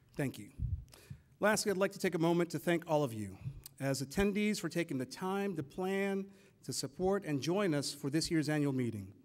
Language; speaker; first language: English; native; English